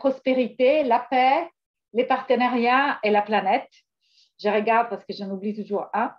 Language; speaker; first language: French; non-native, fluent; Italian